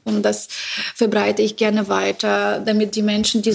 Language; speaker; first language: German; non-native, learner; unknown